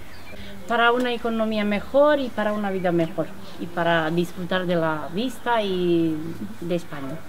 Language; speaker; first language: Spanish; non-native, fluent; Romanian